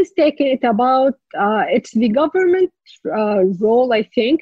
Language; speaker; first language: English; non-native, fluent; Arabic